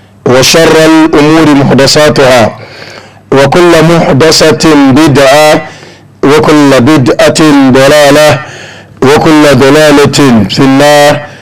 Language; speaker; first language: Arabic; non-native, fluent; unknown